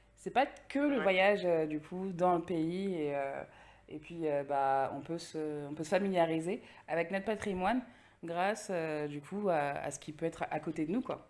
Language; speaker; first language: French; native; French